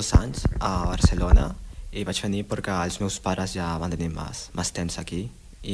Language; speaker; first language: Catalan; non-native, learner; Spanish